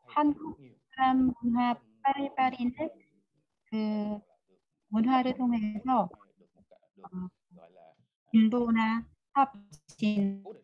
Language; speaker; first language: Korean; non-native, fluent; Vietnamese